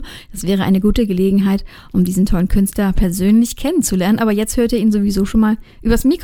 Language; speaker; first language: German; native; German